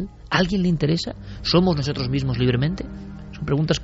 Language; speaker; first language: Spanish; native; Spanish